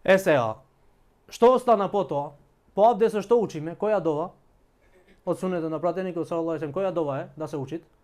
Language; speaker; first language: Macedonian; non-native, local second language; Albanian